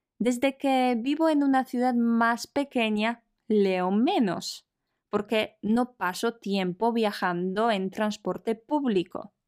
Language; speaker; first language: Spanish; non-native, fluent; Polish